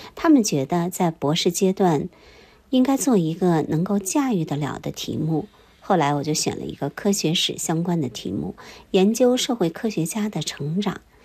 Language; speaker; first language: Chinese; native; Chinese